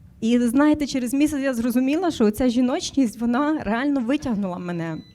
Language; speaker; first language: Ukrainian; native; Ukrainian